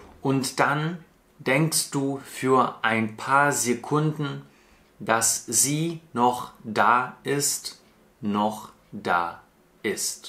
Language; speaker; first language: German; non-native, fluent; Russian